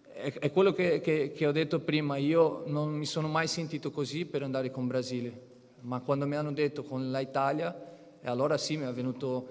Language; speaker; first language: Italian; non-native, fluent; Portuguese